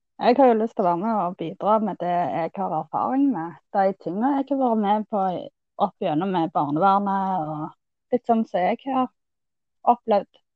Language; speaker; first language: Norwegian; native; Norwegian